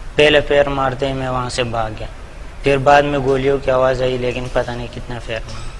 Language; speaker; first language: Urdu; non-native, local second language; Pashto